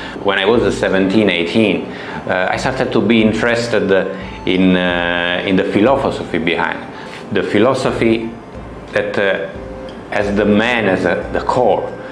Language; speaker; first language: English; non-native, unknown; Italian